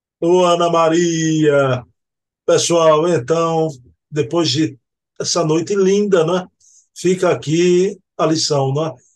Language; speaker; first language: Portuguese; native; Portuguese